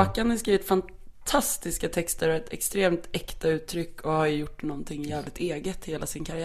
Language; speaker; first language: Swedish; native; Swedish